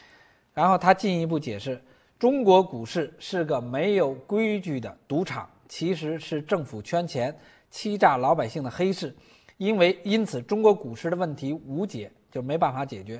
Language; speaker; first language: Chinese; native; Chinese